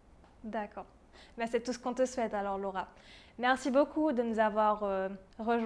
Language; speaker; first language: French; native; French